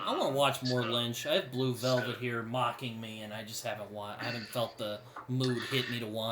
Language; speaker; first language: English; native; English